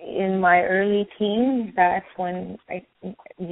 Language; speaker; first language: English; native; English